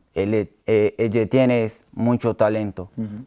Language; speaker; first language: Spanish; non-native, learner; Portuguese